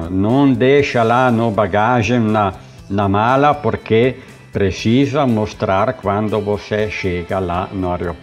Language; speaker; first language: Portuguese; non-native, learner; Italian